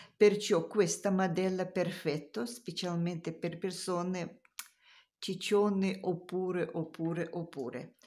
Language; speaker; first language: Italian; non-native, learner; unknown